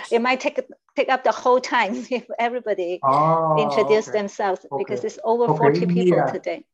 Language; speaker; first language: English; non-native, learner; Chinese